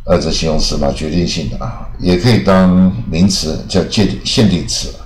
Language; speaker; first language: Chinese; native; Chinese